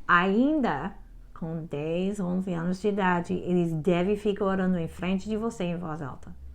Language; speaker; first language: Portuguese; non-native, learner; English